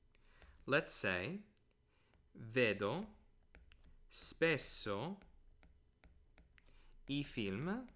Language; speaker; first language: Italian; non-native, fluent; English